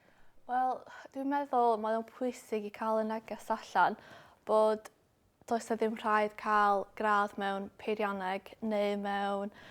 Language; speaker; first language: Welsh; non-native, local second language; English